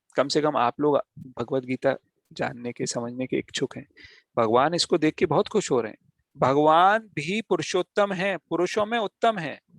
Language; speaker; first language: Hindi; native; Hindi